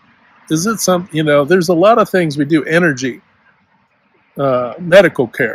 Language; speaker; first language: English; native; English